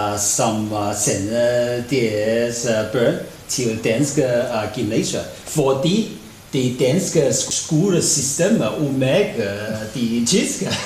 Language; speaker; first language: Danish; non-native, learner; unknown